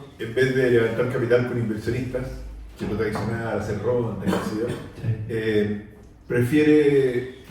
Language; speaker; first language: Spanish; native; Spanish